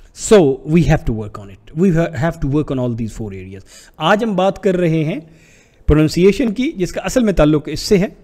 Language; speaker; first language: Urdu; non-native, local second language; Punjabi